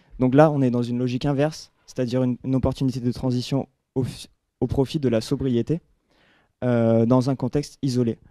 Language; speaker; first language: French; native; French